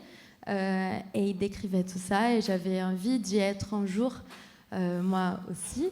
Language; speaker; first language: French; non-native, fluent; Portuguese